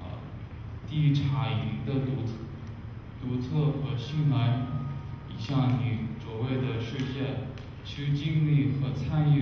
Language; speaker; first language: Chinese; non-native, learner; English